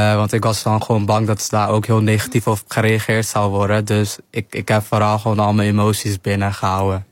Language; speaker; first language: Dutch; early bilingual, other home language; Somali